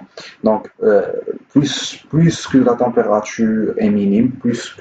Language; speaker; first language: French; non-native, local second language; Arabic